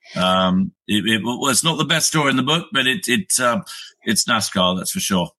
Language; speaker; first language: English; native; English